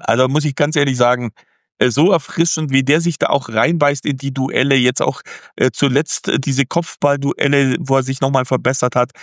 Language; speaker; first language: German; native; German